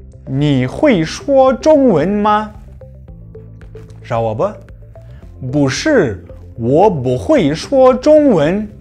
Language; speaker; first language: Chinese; non-native, fluent; Kazakh